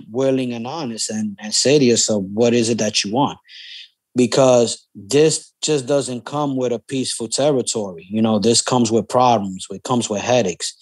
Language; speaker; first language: English; native; English